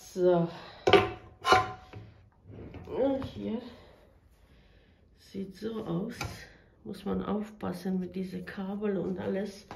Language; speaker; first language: German; non-native, fluent; Bosnian